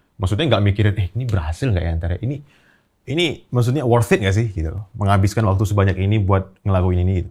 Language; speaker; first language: Indonesian; native; Indonesian